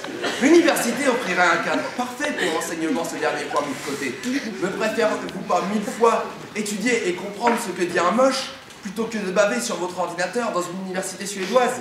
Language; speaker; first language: French; native; French